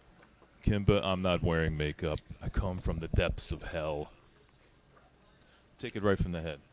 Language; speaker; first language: English; native; English